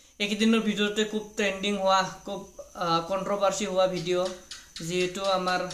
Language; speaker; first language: Assamese; non-native, local second language; Bodo